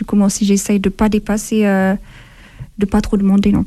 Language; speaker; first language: French; non-native, fluent; Amharic